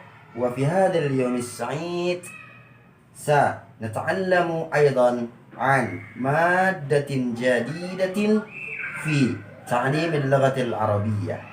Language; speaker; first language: Arabic; non-native, learner; Indonesian